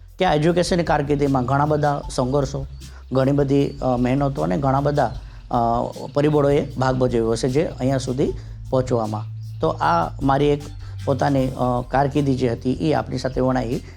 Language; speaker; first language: Gujarati; non-native, local second language; Vasavi